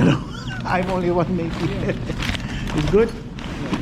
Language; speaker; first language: English; non-native, local second language; Filipino